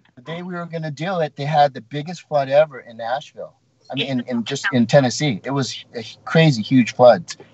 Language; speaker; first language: English; native; English